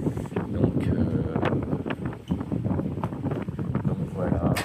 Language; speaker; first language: French; native; French